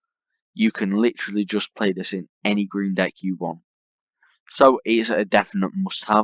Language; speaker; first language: English; native; English